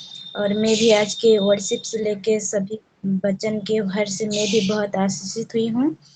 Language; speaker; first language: Hindi; non-native, local second language; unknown